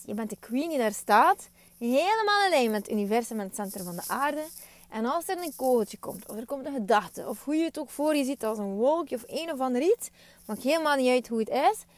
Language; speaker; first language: Dutch; native; Dutch